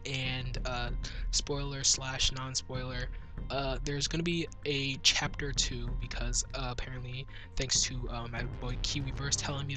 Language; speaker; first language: English; native; English